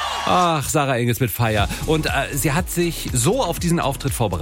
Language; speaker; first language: German; native; German